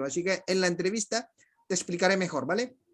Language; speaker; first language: Spanish; non-native, fluent; Indonesian